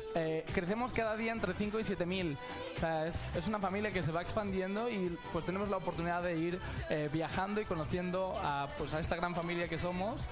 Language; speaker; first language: Spanish; native; Spanish